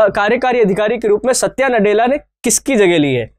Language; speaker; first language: Hindi; native; Hindi